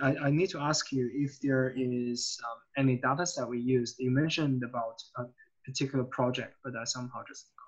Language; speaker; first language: English; non-native, fluent; Chinese